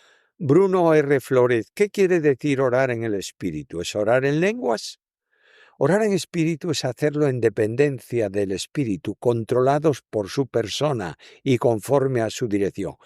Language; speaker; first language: Spanish; native; Spanish